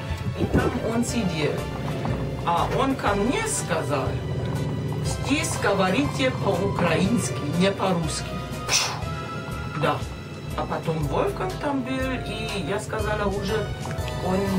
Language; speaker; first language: Russian; non-native, fluent; German